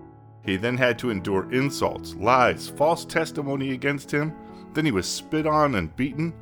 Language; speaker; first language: English; native; English